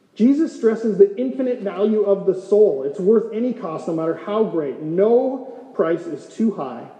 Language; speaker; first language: English; native; English